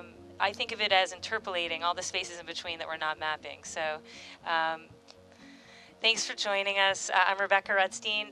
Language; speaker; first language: English; native; English